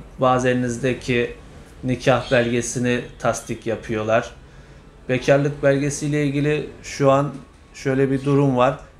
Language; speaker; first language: Turkish; native; Turkish